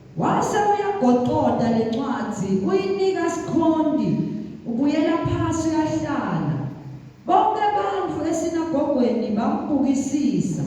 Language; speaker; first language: Zulu; non-native, local second language; Swati